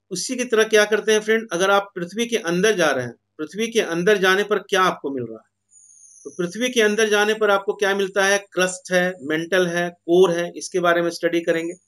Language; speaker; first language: Hindi; native; Hindi